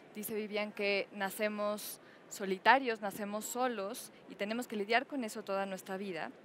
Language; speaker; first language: Spanish; native; Spanish